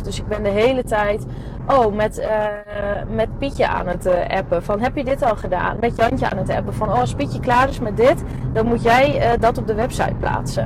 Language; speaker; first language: Dutch; native; Dutch